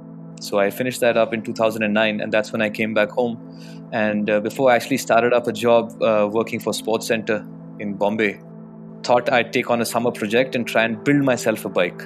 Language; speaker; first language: English; non-native, local second language; Hindi